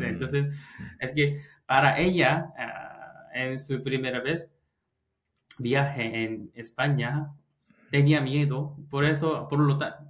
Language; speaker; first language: Spanish; non-native, learner; Korean